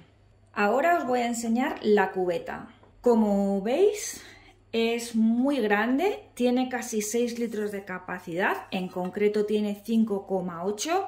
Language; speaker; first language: Spanish; native; Spanish